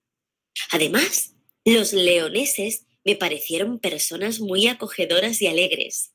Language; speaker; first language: Spanish; non-native, learner; Vietnamese